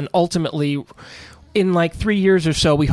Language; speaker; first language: English; native; English